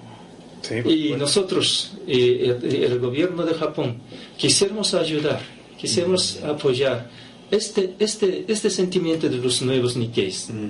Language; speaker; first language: Spanish; non-native, fluent; Japanese